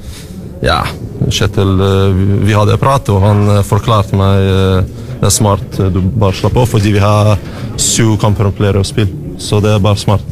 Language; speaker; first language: Norwegian; non-native, learner; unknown